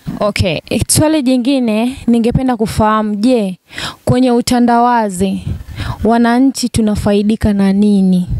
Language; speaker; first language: Swahili; native; Swahili